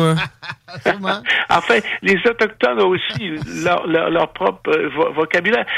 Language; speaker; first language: French; native; French